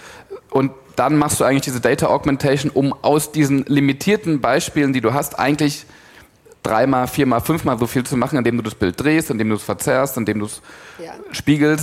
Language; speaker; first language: German; native; German